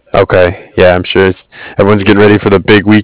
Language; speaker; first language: English; native; English